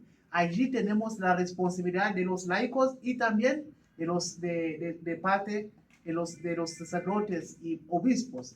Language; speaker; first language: Spanish; non-native, learner; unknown